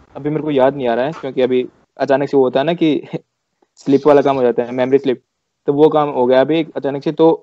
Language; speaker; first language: Hindi; native; Hindi